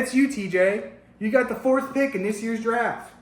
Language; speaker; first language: English; native; English